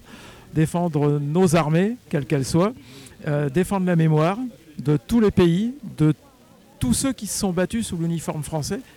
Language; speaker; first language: French; native; French